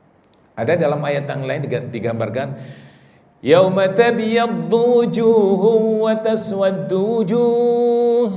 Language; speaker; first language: Indonesian; native; Indonesian